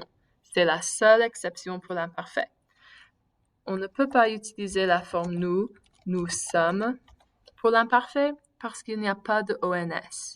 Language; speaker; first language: French; non-native, fluent; English